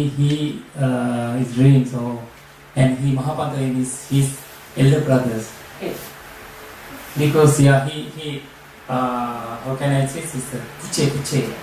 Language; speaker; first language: English; non-native, learner; Sinhala